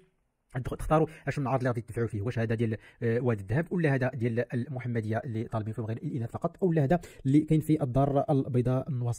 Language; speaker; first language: Arabic; native; Arabic